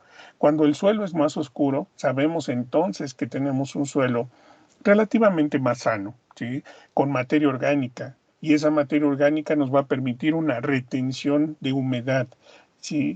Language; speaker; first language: Spanish; native; Spanish